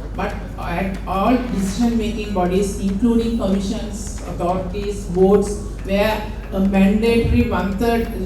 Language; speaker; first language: English; non-native, local second language; Sinhala